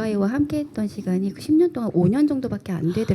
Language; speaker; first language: Korean; native; Korean